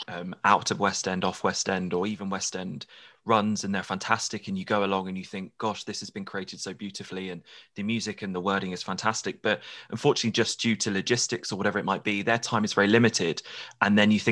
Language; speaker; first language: English; native; English